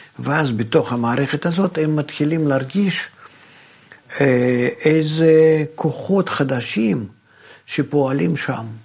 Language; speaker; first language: Hebrew; non-native, fluent; Russian